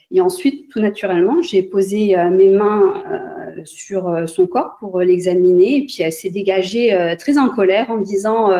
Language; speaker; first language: French; non-native, local second language; Arabic